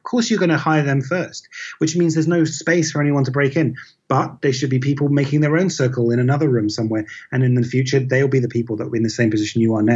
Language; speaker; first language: English; native; English